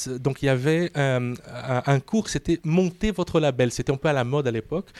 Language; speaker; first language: French; non-native, fluent; Portuguese